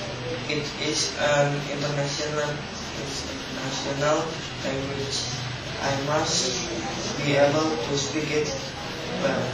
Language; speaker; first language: English; non-native, learner; Indonesian